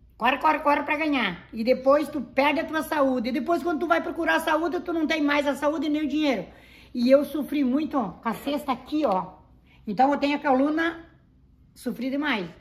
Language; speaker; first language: Portuguese; native; Portuguese